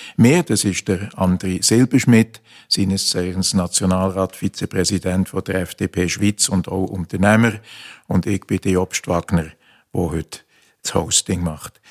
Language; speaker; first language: German; native; German